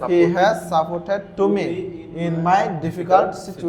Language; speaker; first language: English; non-native, learner; Bangla